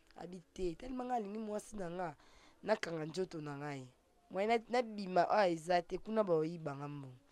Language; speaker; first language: Lingala; non-native, local second language; Swahili